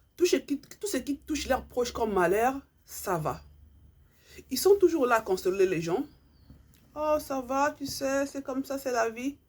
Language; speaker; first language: French; non-native, local second language; Lingala